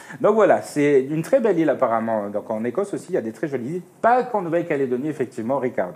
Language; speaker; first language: French; native; French